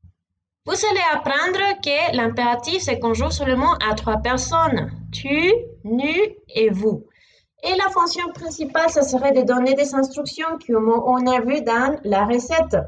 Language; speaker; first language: French; non-native, fluent; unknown